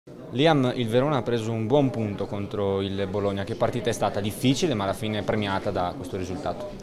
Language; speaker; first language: Italian; native; Italian